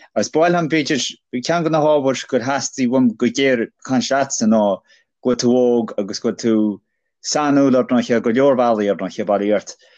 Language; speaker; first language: Irish; native; Irish